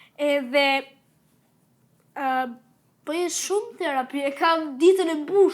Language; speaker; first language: Albanian; early bilingual, heritage; Albanian